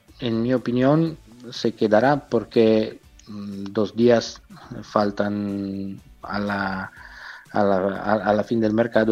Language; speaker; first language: Spanish; non-native, fluent; Italian